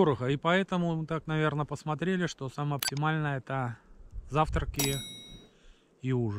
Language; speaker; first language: Russian; native; Russian